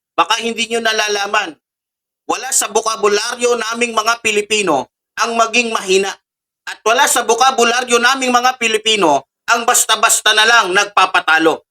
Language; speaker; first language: Filipino; native; Filipino